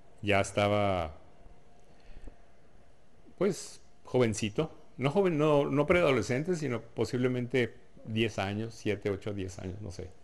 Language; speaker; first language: Spanish; native; Spanish